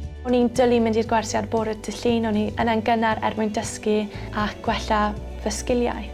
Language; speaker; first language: Welsh; non-native, local second language; English